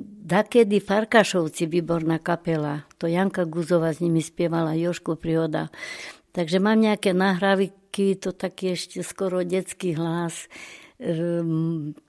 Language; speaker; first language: Slovak; non-native, local second language; Rusyn